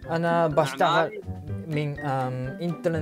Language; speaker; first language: Arabic; non-native, learner; Japanese